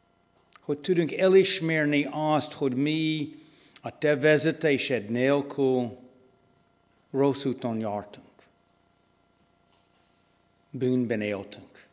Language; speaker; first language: Hungarian; non-native, learner; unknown